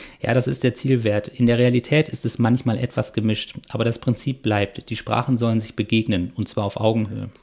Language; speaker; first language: German; native; German